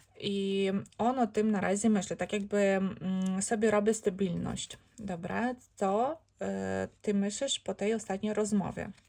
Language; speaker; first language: Polish; non-native, learner; Ukrainian